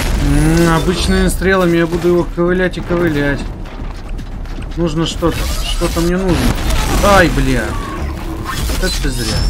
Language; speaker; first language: Russian; native; Russian